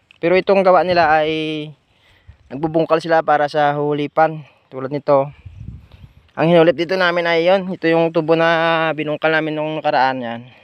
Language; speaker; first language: Filipino; non-native, local second language; Hiligaynon